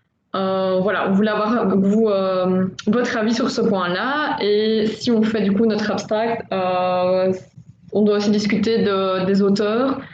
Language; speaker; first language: French; native; French